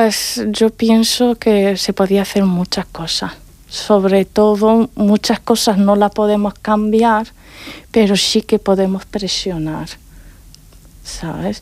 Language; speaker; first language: Spanish; non-native, fluent; Arabic